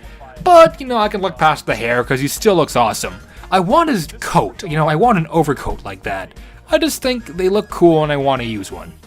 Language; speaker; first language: English; native; English